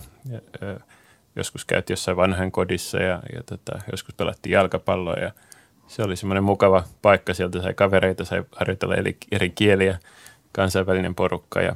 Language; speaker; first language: Finnish; native; Finnish